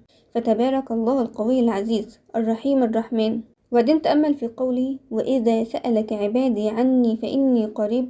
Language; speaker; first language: Arabic; native; Arabic